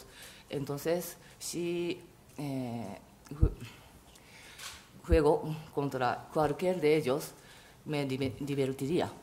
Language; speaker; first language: Spanish; non-native, fluent; Japanese